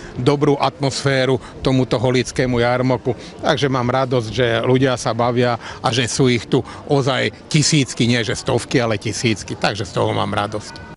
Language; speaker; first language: Slovak; native; Slovak